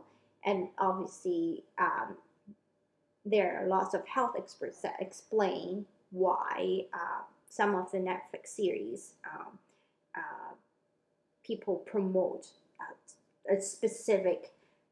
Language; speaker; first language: English; non-native, local second language; Cantonese